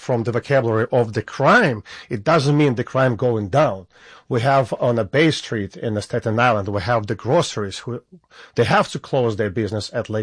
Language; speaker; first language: English; non-native, fluent; Russian